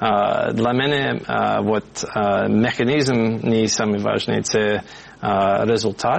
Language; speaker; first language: Ukrainian; non-native, learner; English